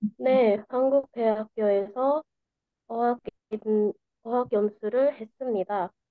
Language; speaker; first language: Korean; non-native, learner; Indonesian